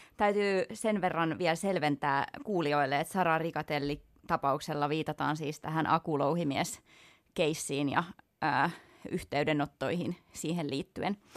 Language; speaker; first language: Finnish; native; Finnish